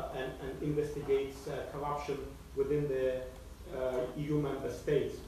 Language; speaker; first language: English; non-native, fluent; Azerbaijani